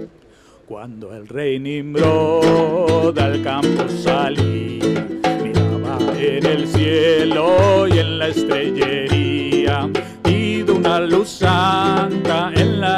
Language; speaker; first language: Spanish; native; Spanish